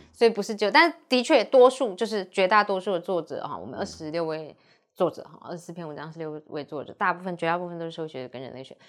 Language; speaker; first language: Chinese; native; Chinese